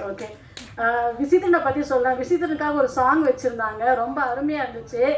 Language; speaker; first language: Tamil; non-native, local second language; Telugu